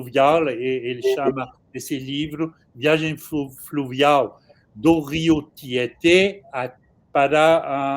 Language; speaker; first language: Portuguese; non-native, fluent; French